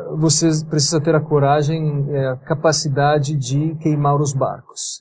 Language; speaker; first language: Portuguese; non-native, fluent; Italian